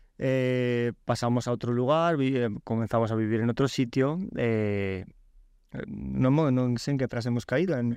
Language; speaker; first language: Spanish; early bilingual, other home language; Polish